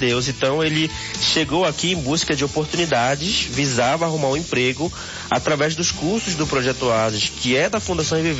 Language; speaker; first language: Portuguese; native; Portuguese